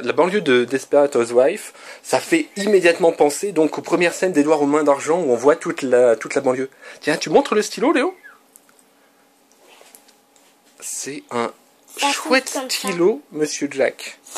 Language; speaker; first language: French; native; French